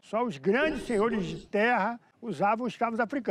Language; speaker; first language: Portuguese; native; Portuguese